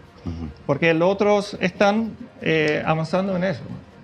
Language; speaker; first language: Spanish; non-native, fluent; Dutch